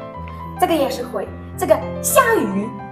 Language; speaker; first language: Chinese; non-native, learner; Ukrainian